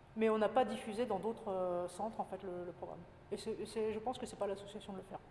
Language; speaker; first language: French; native; French